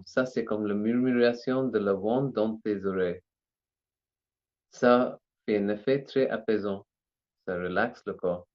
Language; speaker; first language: French; non-native, learner; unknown